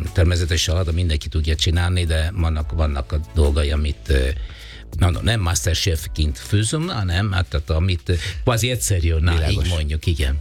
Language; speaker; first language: Hungarian; non-native, fluent; Italian